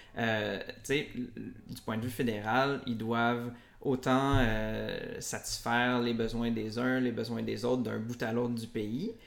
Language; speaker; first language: French; native; French